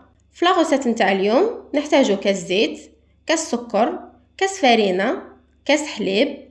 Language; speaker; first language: Arabic; native; Arabic